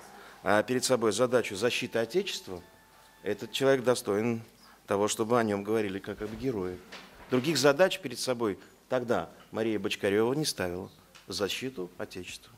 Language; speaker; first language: Russian; native; Russian